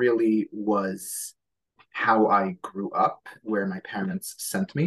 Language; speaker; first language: English; early bilingual, other home language; Hebrew